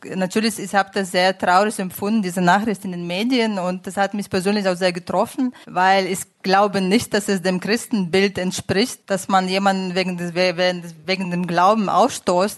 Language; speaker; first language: German; non-native, fluent; Italian